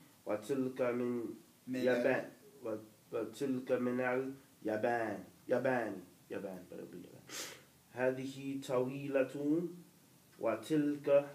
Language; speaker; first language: Arabic; non-native, learner; English